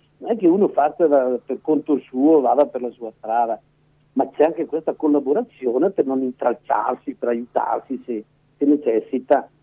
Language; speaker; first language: Italian; native; Italian